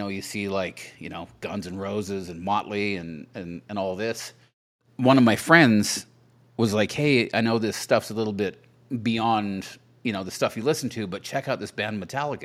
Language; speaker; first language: English; native; English